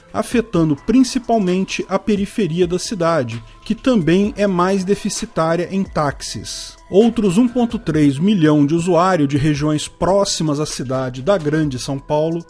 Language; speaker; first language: Portuguese; native; Portuguese